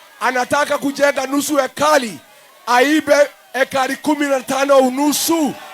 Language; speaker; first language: Swahili; non-native, local second language; Kikuyu